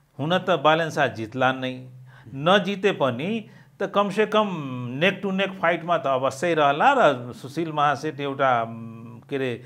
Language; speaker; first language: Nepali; non-native, local second language; Maithili